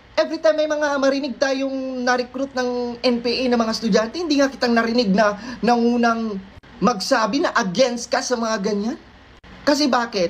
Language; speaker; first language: Filipino; non-native, local second language; Cebuano